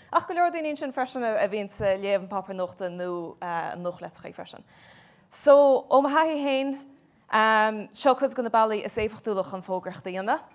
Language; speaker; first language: Irish; native; Irish